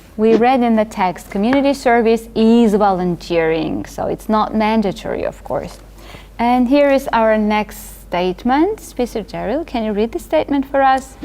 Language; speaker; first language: English; non-native, fluent; Georgian